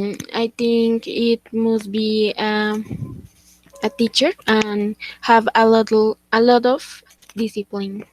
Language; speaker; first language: English; non-native, learner; Spanish